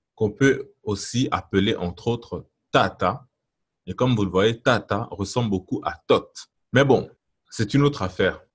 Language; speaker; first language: French; non-native, local second language; Lingala